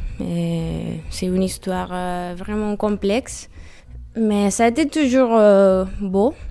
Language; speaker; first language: French; non-native, learner; Spanish